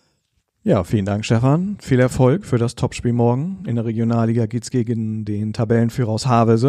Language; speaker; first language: German; native; German